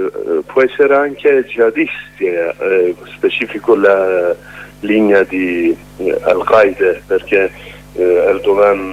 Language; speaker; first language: Italian; non-native, learner; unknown